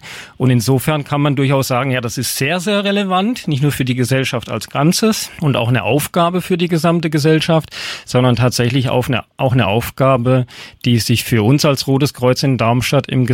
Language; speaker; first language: German; native; German